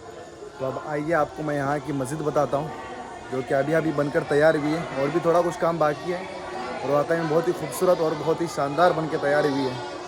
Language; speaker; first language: Hindi; native; Hindi